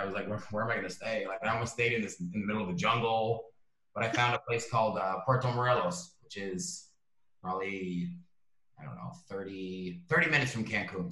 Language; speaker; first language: English; native; English